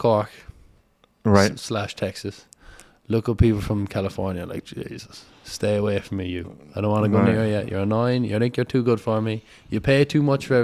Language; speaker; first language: English; native; English